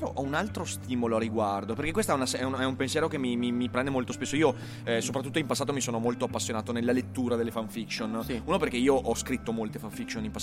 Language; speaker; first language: Italian; native; Italian